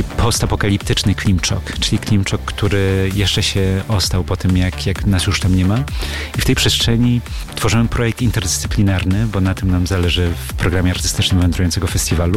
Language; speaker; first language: Polish; native; Polish